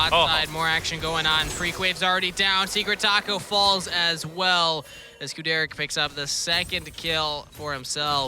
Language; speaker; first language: English; native; English